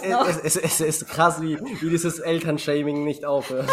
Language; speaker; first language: German; native; German